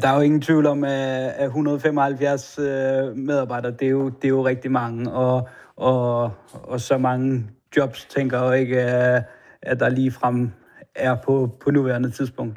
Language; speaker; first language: Danish; native; Danish